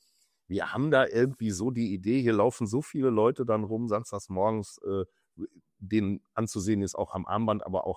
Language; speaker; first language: German; native; German